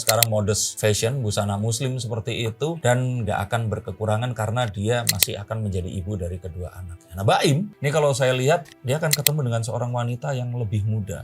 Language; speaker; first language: Indonesian; native; Indonesian